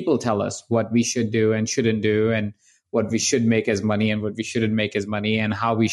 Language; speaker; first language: English; non-native, local second language; Hindi